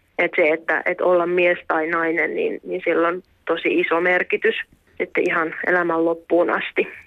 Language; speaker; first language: Finnish; native; Finnish